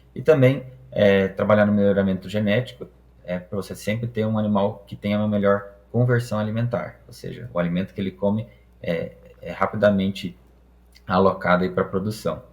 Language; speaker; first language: Portuguese; non-native, fluent; Hebrew